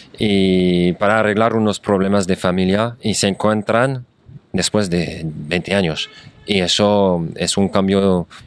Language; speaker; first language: Spanish; non-native, fluent; French